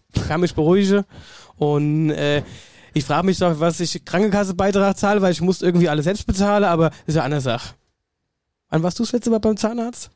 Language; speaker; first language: German; native; German